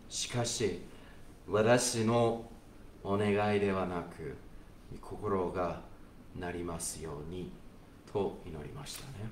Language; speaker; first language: Japanese; non-native, fluent; English